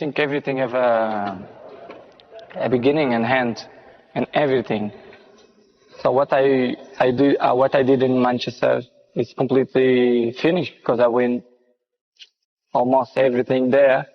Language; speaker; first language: English; non-native, fluent; Portuguese